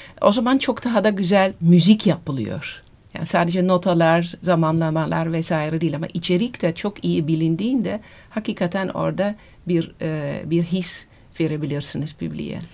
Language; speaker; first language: Turkish; non-native, fluent; Dutch